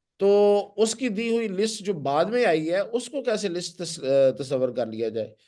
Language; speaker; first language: Urdu; non-native, local second language; Punjabi